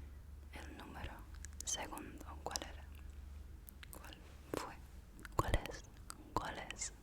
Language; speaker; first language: Spanish; non-native, learner; English